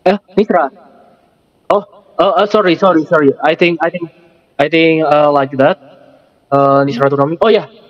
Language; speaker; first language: English; non-native, learner; Indonesian